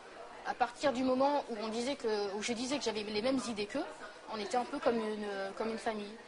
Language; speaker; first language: French; native; French